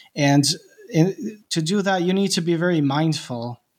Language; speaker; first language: English; non-native, fluent; Bosnian